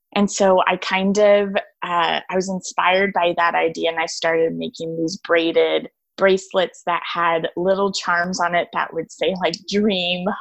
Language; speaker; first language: English; native; English